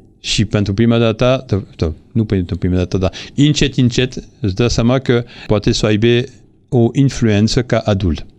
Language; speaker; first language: Romanian; non-native, fluent; French